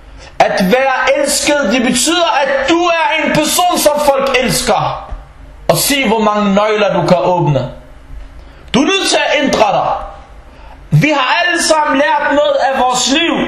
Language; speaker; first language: Danish; early bilingual, other home language; Arabic